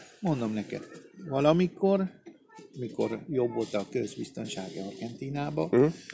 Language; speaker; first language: Hungarian; early bilingual, heritage; Spanish